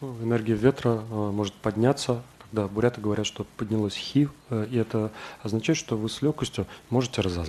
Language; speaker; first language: Russian; native; Russian